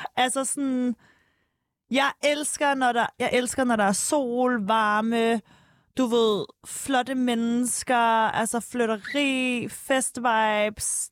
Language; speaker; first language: Danish; early bilingual, other home language; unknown